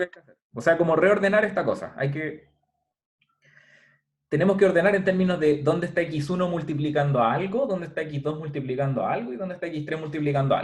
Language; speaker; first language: Spanish; native; Spanish